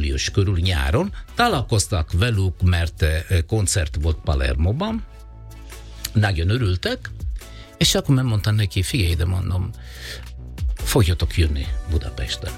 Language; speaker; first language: Hungarian; non-native, learner; Italian